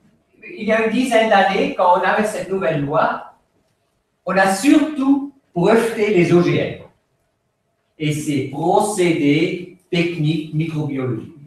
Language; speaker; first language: French; non-native, fluent; Swiss German